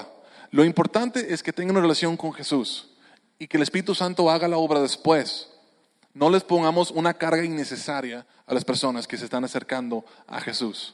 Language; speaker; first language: Spanish; native; Spanish